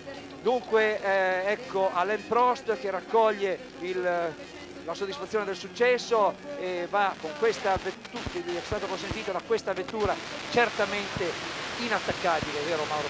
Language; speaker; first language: Italian; native; Italian